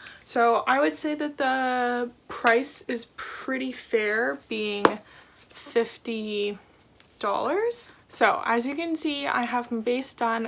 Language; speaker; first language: English; native; English